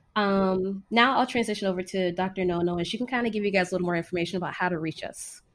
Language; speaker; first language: English; native; English